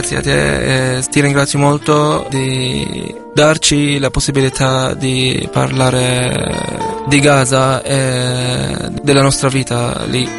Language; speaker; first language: Italian; non-native, fluent; Arabic